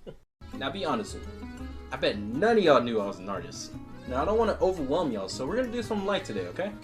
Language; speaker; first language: English; native; English